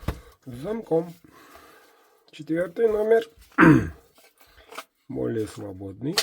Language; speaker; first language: Russian; non-native, local second language; Yakut